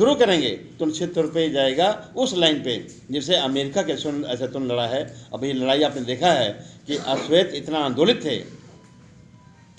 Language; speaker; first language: Hindi; native; Hindi